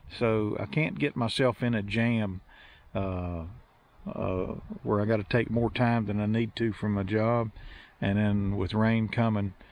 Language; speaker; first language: English; native; English